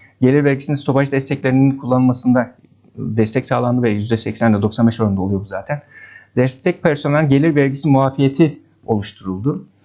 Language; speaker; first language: Turkish; native; Turkish